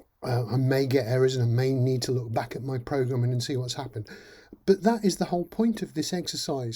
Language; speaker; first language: English; native; English